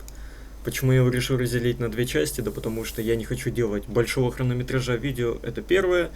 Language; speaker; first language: Russian; native; Russian